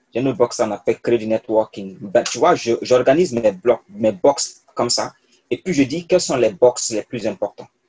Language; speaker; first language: French; non-native, local second language; Mossi